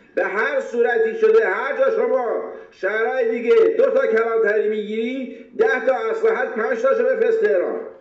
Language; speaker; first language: Persian; native; Persian